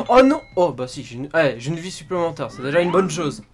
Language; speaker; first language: French; native; French